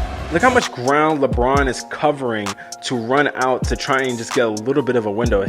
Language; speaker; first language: English; native; English